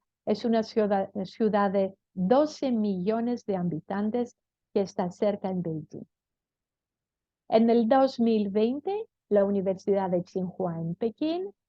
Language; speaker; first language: Spanish; non-native, fluent; Greek